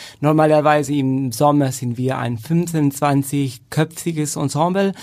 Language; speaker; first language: German; non-native, fluent; Italian